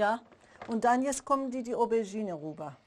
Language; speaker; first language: German; non-native, learner; Persian